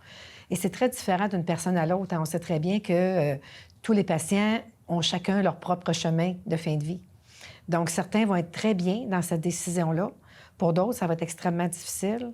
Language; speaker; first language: French; native; French